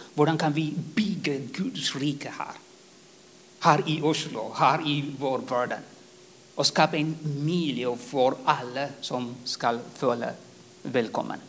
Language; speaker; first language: Swedish; non-native, fluent; Tigrinya